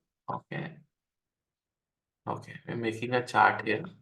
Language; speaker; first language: English; non-native, local second language; Hindi